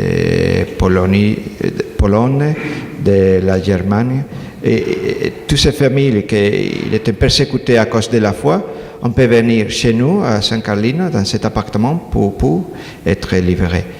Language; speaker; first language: French; non-native, learner; Spanish